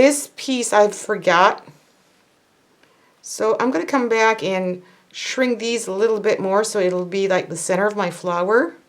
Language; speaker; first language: English; non-native, fluent; French